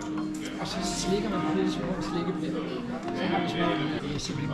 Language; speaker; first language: Danish; native; Danish